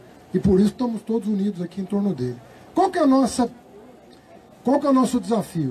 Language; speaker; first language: Portuguese; native; Portuguese